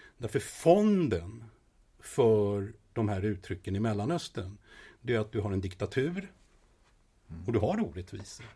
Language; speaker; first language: Swedish; native; Swedish